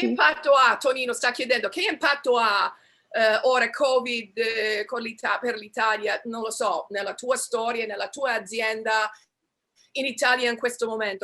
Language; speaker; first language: Italian; non-native, fluent; English